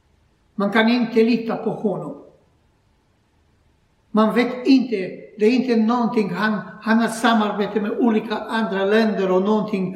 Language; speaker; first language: Swedish; non-native, learner; Croatian